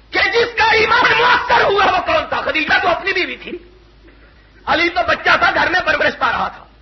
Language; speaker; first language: Urdu; non-native, local second language; Punjabi